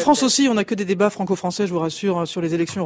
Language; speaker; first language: French; native; French